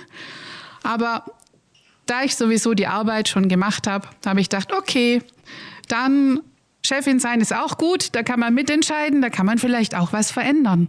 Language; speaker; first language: German; native; German